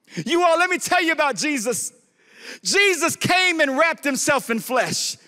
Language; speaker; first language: English; native; English